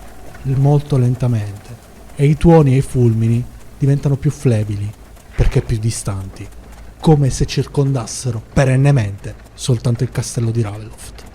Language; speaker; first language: Italian; native; Italian